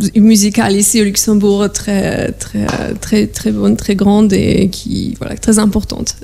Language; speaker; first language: French; non-native, fluent; Polish